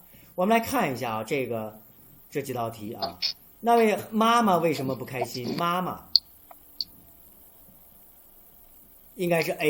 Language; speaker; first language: Chinese; native; Chinese